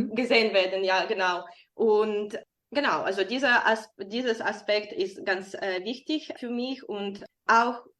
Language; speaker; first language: German; non-native, fluent; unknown